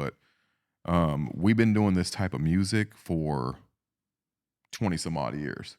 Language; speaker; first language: English; native; English